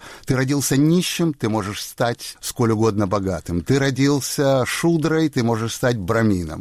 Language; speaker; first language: Russian; native; Russian